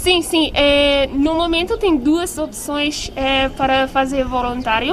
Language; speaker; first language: Portuguese; non-native, learner; English